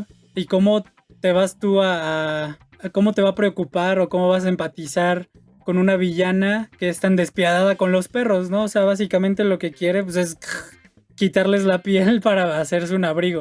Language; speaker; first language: Spanish; native; Spanish